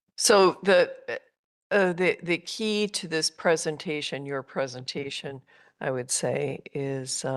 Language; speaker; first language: English; native; English